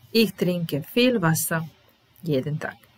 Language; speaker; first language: German; non-native, fluent; Serbian